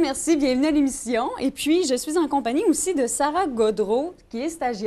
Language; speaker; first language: French; native; French